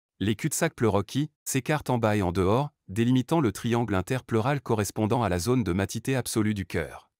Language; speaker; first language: French; non-native, local second language; Arabic